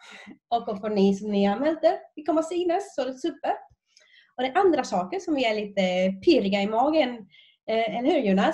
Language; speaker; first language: Swedish; non-native, fluent; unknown